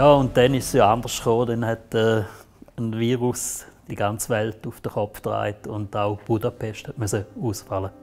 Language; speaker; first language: German; native; German